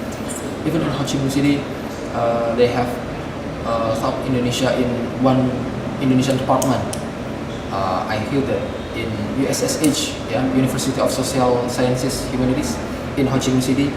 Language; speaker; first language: English; non-native, fluent; Indonesian